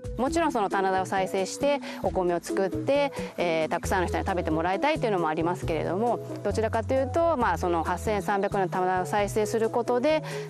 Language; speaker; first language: Japanese; native; Japanese